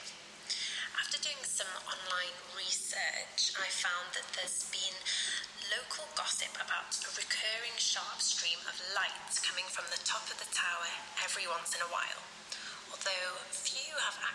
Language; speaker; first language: English; native; English